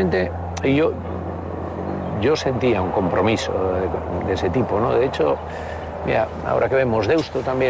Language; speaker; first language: Spanish; native; Spanish